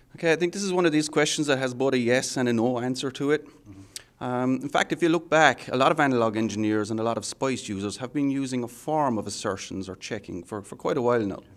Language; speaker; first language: English; native; English